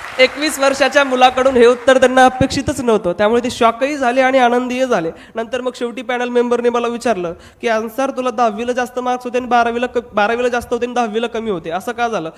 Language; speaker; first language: Marathi; non-native, local second language; Hindi